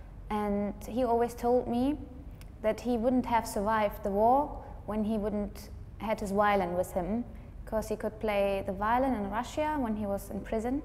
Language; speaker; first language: English; non-native, fluent; German